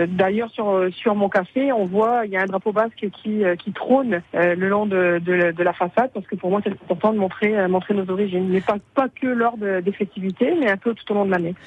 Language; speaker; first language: French; native; French